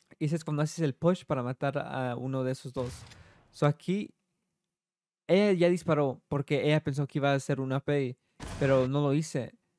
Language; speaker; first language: Spanish; early bilingual, heritage; Spanish